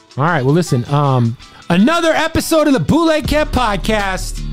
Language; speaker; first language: English; native; English